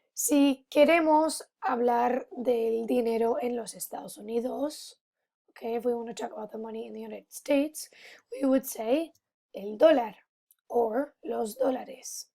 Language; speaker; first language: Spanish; non-native, fluent; English